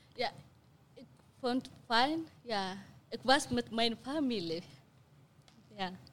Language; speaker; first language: Dutch; non-native, learner; Tigrinya